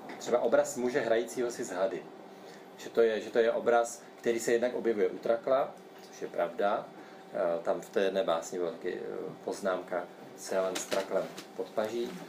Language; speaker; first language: Czech; native; Czech